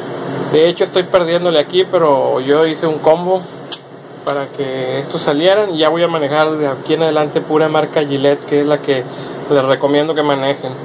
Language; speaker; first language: Spanish; native; Spanish